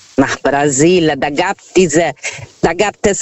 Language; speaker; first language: German; non-native, fluent; Portuguese